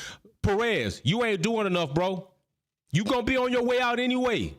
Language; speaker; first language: English; native; English